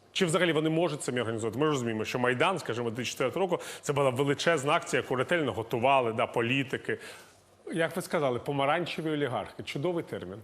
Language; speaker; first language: Ukrainian; native; Ukrainian